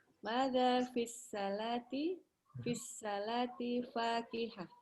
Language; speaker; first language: Arabic; non-native, learner; Indonesian